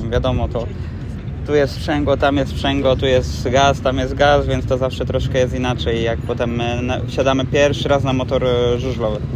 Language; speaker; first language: Polish; native; Polish